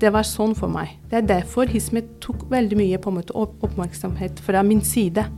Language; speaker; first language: Norwegian; non-native, fluent; Turkish